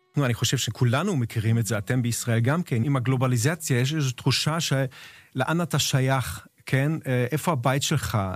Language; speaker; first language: Hebrew; non-native, fluent; German